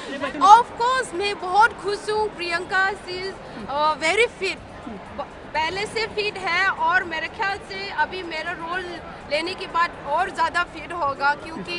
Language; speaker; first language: Hindi; non-native, local second language; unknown